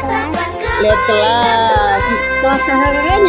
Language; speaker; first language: Indonesian; native; Indonesian